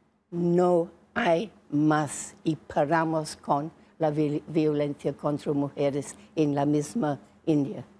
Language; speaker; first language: Spanish; non-native, fluent; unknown